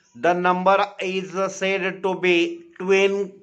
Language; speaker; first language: English; non-native, local second language; Marathi